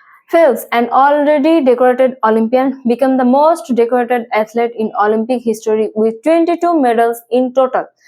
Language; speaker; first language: English; non-native, local second language; Bangla